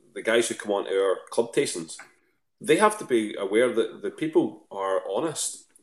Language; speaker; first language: English; native; English